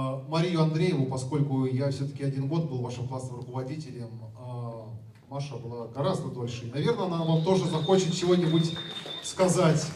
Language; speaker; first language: Russian; native; Russian